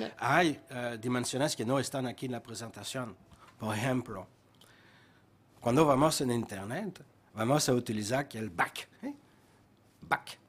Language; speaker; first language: Spanish; non-native, fluent; French